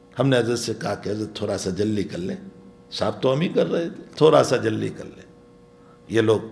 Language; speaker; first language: Urdu; non-native, local second language; Gujarati